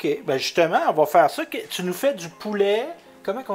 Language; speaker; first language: French; native; French